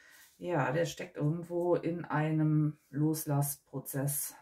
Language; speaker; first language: German; native; German